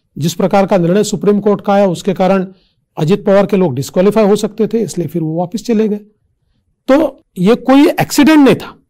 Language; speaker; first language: Hindi; non-native, local second language; Marathi